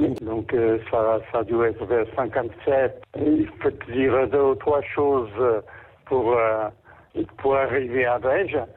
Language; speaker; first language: French; non-native, fluent; Portuguese